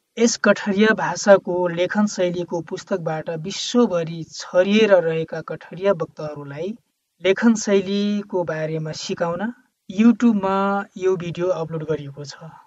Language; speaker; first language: Nepali; non-native, local second language; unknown